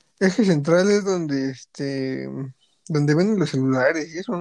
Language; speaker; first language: Spanish; native; Spanish